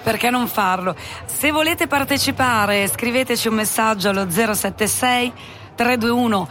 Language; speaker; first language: Italian; native; Italian